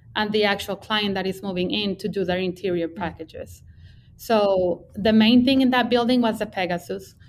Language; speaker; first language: English; non-native, fluent; Spanish